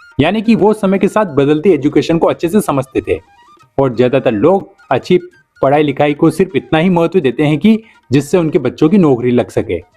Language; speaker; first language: Hindi; native; Hindi